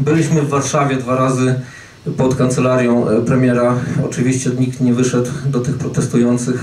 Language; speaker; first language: Polish; native; Polish